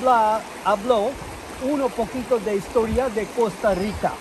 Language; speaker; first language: Spanish; non-native, learner; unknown